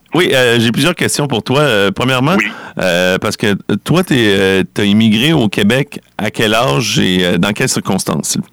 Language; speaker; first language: French; native; French